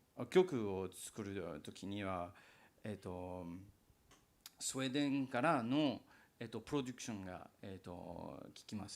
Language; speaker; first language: Japanese; non-native, learner; English